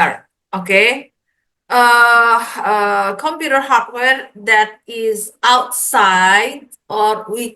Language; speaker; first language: English; non-native, fluent; Indonesian